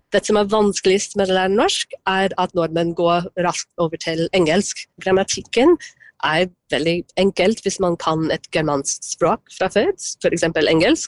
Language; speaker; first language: Norwegian; non-native, fluent; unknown